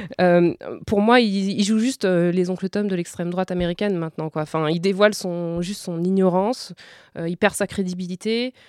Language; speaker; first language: French; native; French